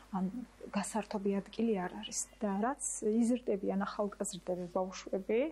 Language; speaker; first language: Georgian; non-native, local second language; Azerbaijani